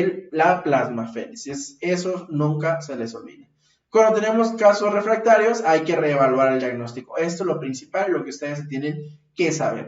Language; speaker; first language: Spanish; native; Spanish